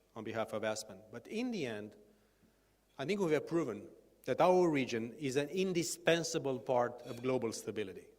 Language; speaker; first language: English; non-native, fluent; Romanian